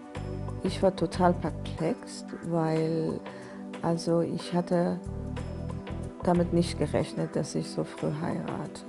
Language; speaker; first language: German; non-native, fluent; Persian